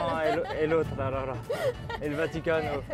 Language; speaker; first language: Italian; non-native, learner; French